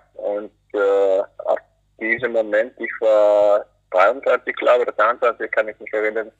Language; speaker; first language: German; non-native, fluent; English